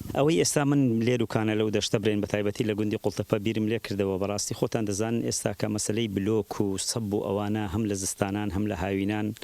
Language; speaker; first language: Central Kurdish; native; Central Kurdish